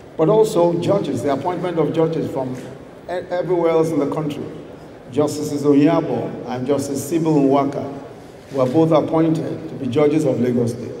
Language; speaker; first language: English; non-native, local second language; Yoruba